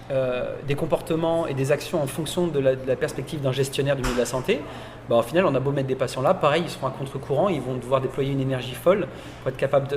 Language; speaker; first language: French; native; French